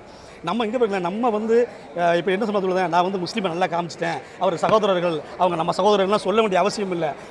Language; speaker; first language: Tamil; native; Tamil